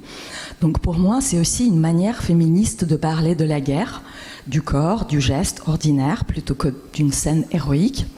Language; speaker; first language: French; non-native, fluent; Russian